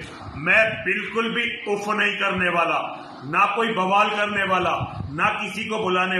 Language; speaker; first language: Hindi; native; Hindi